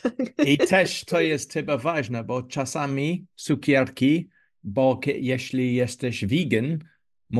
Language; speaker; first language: Polish; non-native, learner; English